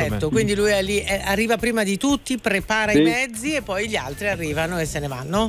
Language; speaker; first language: Italian; native; Italian